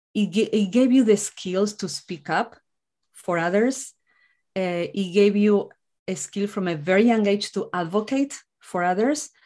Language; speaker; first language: English; non-native, fluent; Spanish